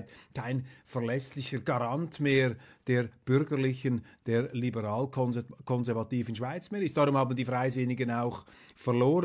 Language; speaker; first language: German; native; German